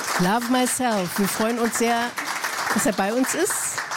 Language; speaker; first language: German; native; German